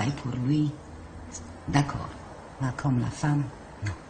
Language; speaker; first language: French; non-native, learner; Romanian